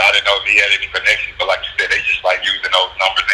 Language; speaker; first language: English; native; English